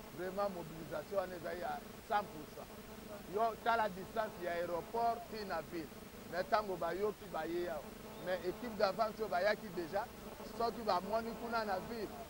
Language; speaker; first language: Lingala; native; Lingala